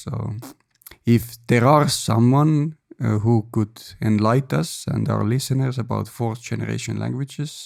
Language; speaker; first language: English; non-native, fluent; Estonian